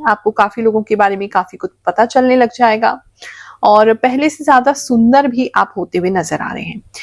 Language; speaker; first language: Hindi; native; Hindi